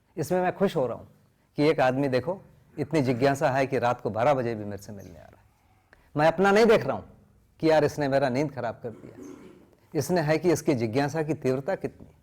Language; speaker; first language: Hindi; non-native, local second language; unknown